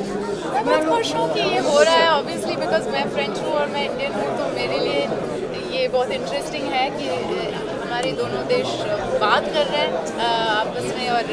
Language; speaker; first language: Hindi; early bilingual, other home language; French